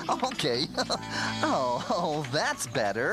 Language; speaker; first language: English; native; English